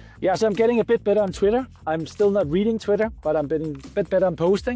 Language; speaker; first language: English; non-native, fluent; Danish